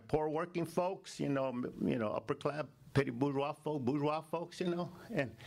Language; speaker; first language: English; native; English